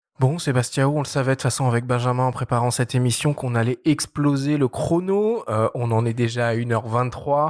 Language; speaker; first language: French; native; French